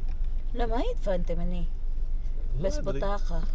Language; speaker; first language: Arabic; non-native, learner; Filipino